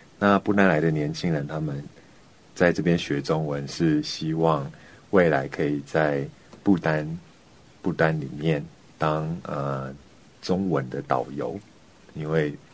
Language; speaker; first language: Chinese; native; Chinese